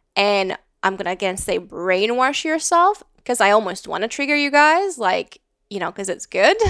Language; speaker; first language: English; non-native, fluent; Latvian